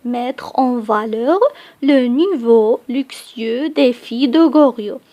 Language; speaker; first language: French; non-native, local second language; Arabic